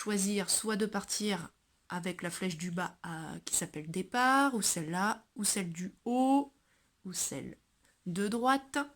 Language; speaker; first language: French; native; French